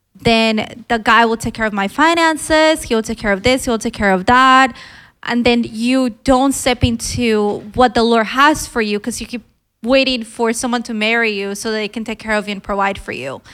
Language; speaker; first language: English; early bilingual, other home language; Filipino